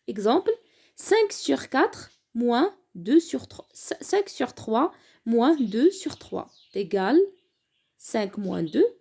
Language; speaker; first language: French; non-native, local second language; Arabic